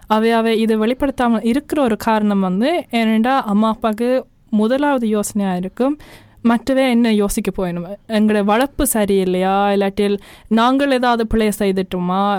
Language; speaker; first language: Tamil; early bilingual, heritage; Tamil